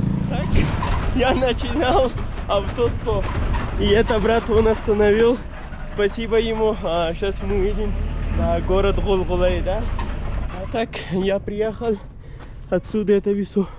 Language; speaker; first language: Russian; non-native, learner; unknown